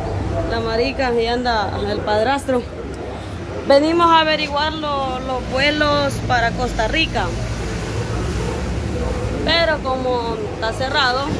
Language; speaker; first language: Spanish; native; Spanish